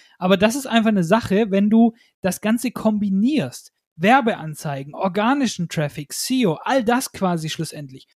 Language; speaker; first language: German; native; German